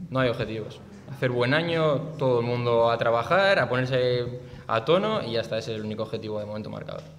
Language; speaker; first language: Spanish; native; Spanish